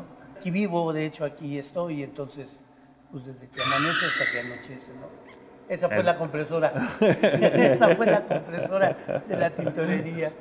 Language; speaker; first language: Spanish; native; Spanish